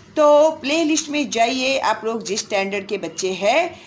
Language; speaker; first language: Hindi; non-native, local second language; Marathi